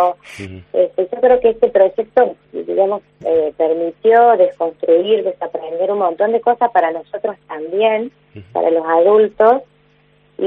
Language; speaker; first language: Spanish; native; Spanish